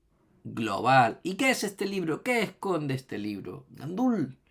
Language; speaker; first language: Spanish; native; Spanish